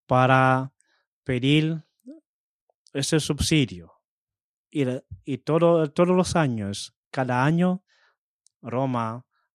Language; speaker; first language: Spanish; non-native, fluent; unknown